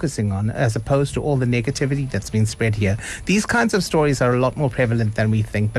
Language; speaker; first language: English; native; English